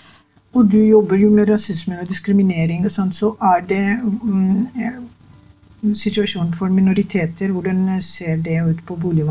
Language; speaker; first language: Norwegian; non-native, fluent; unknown